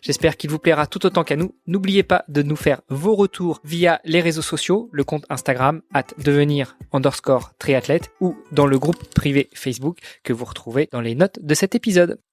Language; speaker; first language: French; native; French